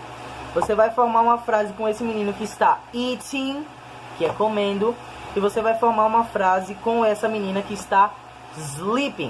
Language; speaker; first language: Portuguese; native; Portuguese